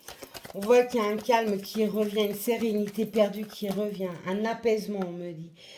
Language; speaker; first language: French; native; French